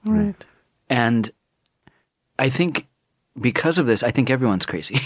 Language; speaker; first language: English; native; English